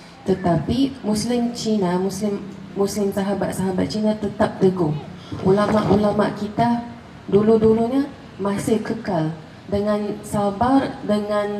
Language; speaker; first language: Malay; non-native, fluent; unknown